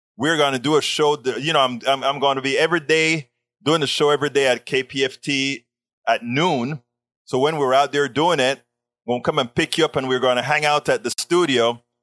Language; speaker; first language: English; non-native, fluent; Spanish